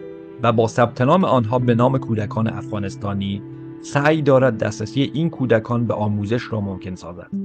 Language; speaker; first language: Persian; native; Persian